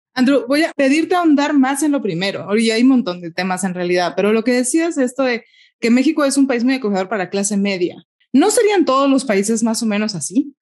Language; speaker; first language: Spanish; native; Spanish